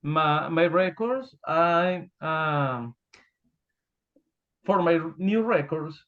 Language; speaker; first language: English; non-native, learner; Spanish